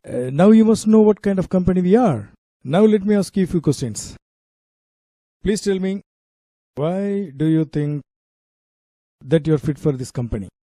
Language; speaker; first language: English; non-native, local second language; Tamil